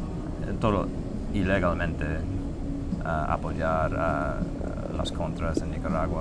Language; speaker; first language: Spanish; non-native, fluent; English